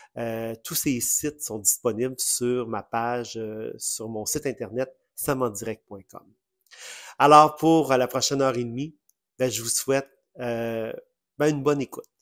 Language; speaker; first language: French; native; French